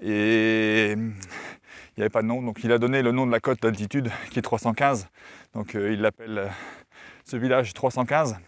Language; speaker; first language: French; native; French